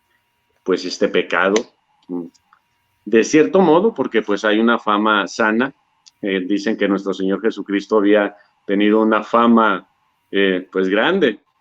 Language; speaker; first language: Spanish; native; Spanish